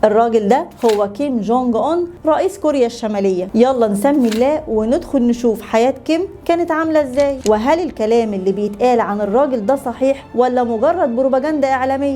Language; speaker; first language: Arabic; native; Arabic